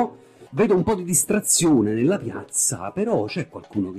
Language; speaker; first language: Italian; native; Italian